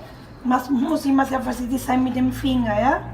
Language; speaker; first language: German; non-native, fluent; Spanish